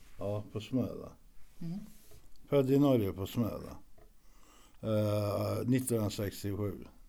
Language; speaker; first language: Swedish; early bilingual, other home language; Norwegian